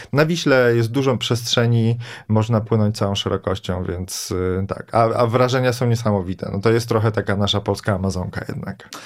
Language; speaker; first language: Polish; native; Polish